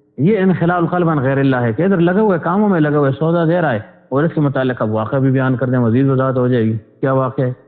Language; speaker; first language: Urdu; non-native, local second language; Pashto